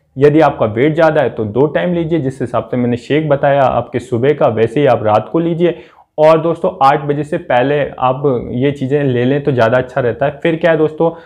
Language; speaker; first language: Hindi; native; Hindi